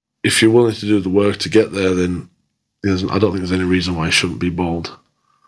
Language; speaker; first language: English; native; English